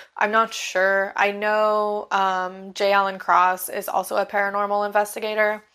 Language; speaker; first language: English; native; English